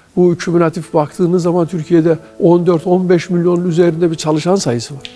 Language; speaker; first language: Turkish; native; Turkish